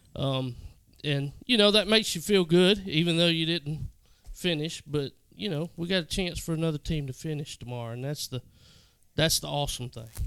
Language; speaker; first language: English; native; English